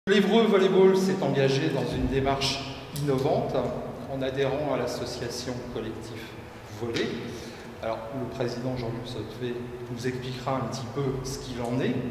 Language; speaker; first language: French; native; French